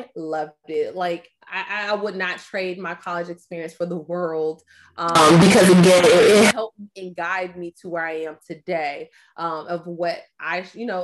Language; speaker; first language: English; native; English